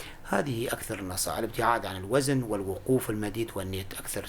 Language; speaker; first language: Arabic; non-native, local second language; Kurdish